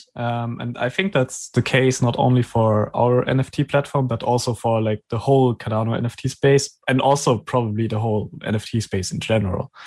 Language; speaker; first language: English; non-native, fluent; German